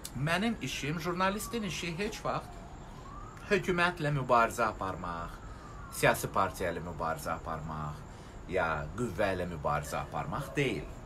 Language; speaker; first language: Azerbaijani; non-native, local second language; Russian